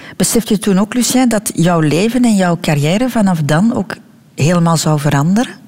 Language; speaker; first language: Dutch; native; Dutch